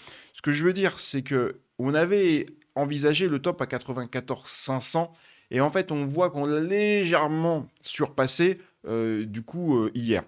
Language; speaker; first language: French; native; French